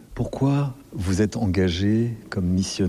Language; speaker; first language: French; native; French